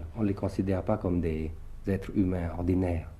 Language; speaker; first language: French; early bilingual, other home language; Thai